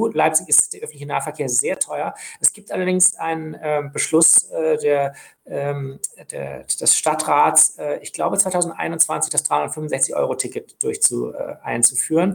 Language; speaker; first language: German; native; German